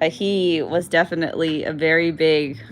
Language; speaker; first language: English; native; English